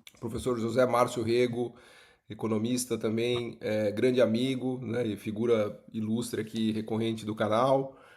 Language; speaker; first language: Portuguese; native; Portuguese